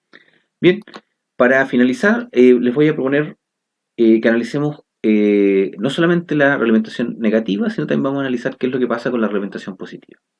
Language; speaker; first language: Spanish; native; Spanish